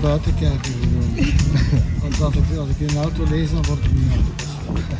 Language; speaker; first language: Dutch; native; Dutch